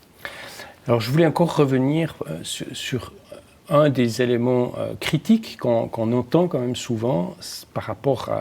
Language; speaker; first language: French; native; French